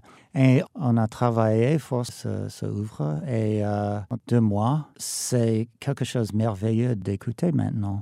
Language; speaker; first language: French; non-native, fluent; English